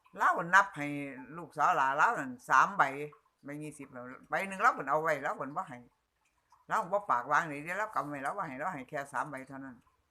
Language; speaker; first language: Thai; native; Thai